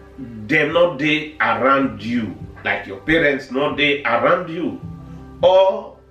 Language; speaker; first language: Nigerian Pidgin; non-native, local second language; Bini